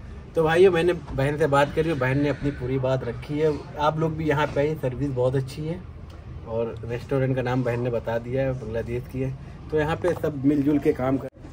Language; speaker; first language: Hindi; native; Hindi